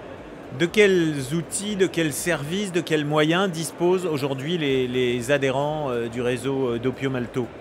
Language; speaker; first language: French; native; French